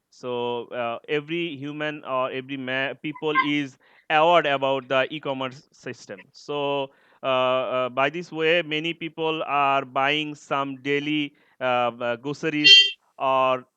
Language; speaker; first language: English; non-native, learner; Bangla